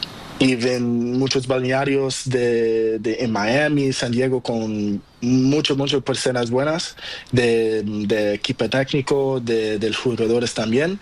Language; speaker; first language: Spanish; non-native, learner; Portuguese